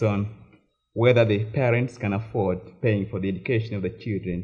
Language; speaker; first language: English; non-native, local second language; Ganda